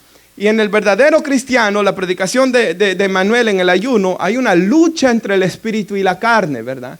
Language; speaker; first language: Spanish; native; Spanish